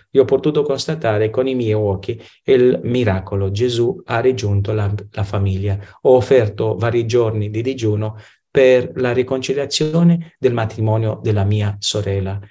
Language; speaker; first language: Italian; non-native, fluent; Romanian